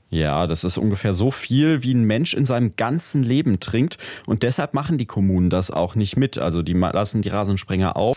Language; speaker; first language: German; native; German